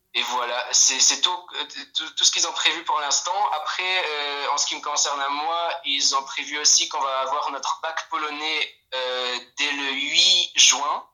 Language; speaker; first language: French; non-native, fluent; Polish